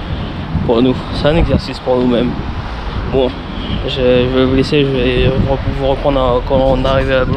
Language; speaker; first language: French; native; French